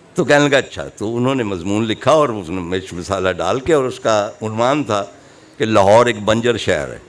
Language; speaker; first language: Urdu; non-native, local second language; Punjabi